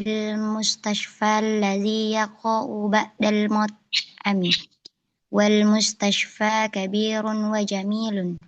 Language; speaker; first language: Arabic; non-native, learner; Indonesian